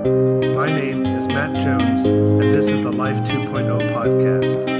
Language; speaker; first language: English; native; English